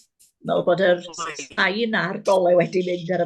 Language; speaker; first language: Welsh; native; Welsh